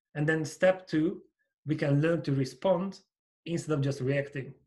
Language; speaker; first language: English; non-native, fluent; Hungarian